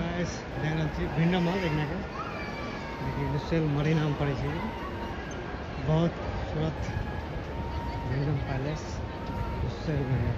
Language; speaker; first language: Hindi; non-native, local second language; Maithili